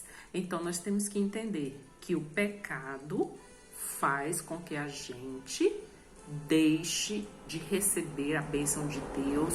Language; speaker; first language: Portuguese; native; Portuguese